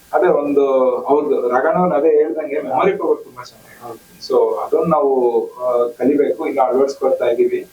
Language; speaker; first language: Kannada; native; Kannada